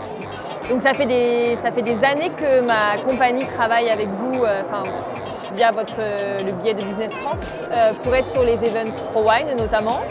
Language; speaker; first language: French; native; French